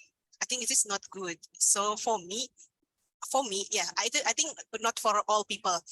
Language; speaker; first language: English; non-native, learner; Indonesian